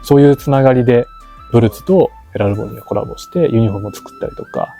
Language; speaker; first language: Japanese; native; Japanese